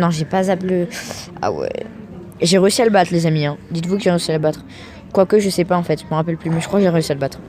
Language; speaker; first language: French; native; French